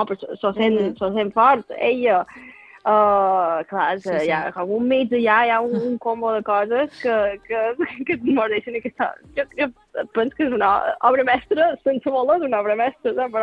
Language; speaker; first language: Catalan; native; Catalan